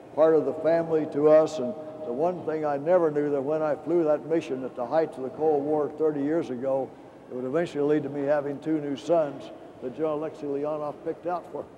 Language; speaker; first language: English; native; English